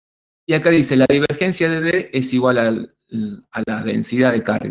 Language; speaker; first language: Spanish; native; Spanish